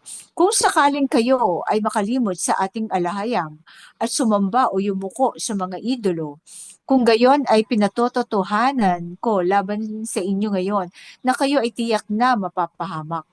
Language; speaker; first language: Filipino; native; Filipino